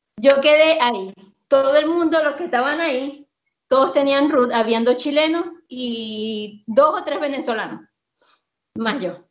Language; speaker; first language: Spanish; native; Spanish